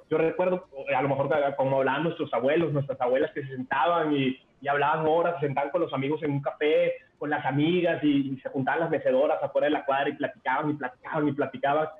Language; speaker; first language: Spanish; native; Spanish